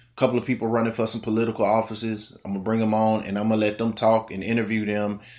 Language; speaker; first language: English; native; English